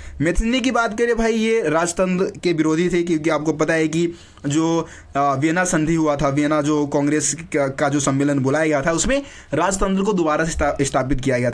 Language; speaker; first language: Hindi; native; Hindi